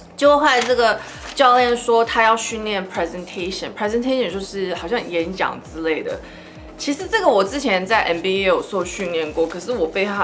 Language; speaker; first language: Chinese; early bilingual, heritage; Chinese